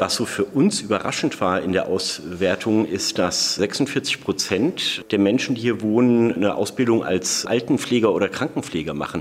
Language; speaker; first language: German; native; German